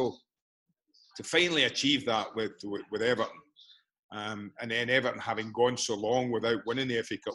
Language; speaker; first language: English; native; English